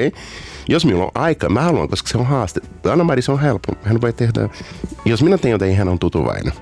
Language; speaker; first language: Finnish; non-native, fluent; Portuguese